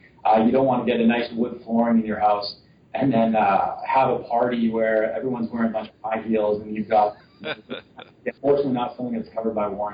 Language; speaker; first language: English; native; English